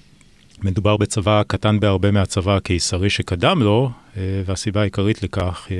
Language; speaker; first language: Hebrew; native; Hebrew